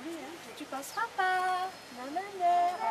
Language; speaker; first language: French; non-native, fluent; Spanish